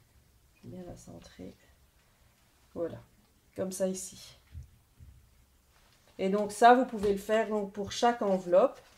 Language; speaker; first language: French; native; French